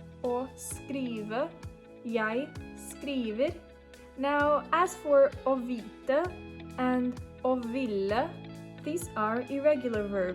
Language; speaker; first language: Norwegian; non-native, learner; English